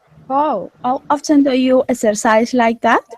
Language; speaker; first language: English; non-native, learner; Spanish